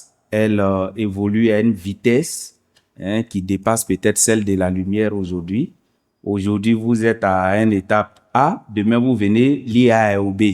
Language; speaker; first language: French; non-native, local second language; Baoulé